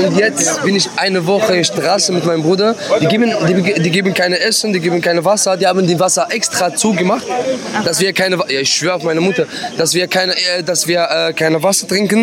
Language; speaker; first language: German; non-native, learner; Arabic